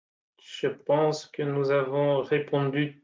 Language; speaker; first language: French; non-native, local second language; Dutch